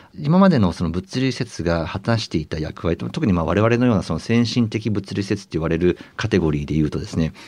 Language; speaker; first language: Japanese; native; Japanese